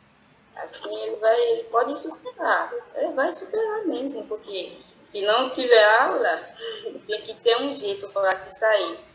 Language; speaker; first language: Portuguese; non-native, fluent; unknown